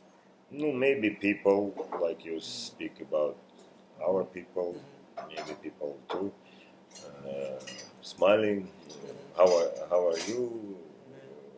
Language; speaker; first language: English; non-native, learner; Russian